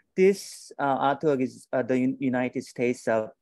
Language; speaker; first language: English; non-native, learner; Korean